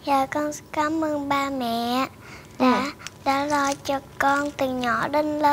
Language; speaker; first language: Vietnamese; early bilingual, heritage; Vietnamese